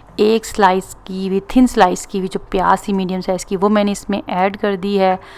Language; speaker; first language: Urdu; non-native, local second language; Punjabi